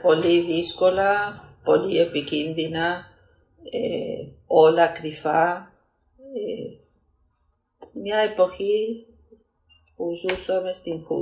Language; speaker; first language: Greek; early bilingual, heritage; Greek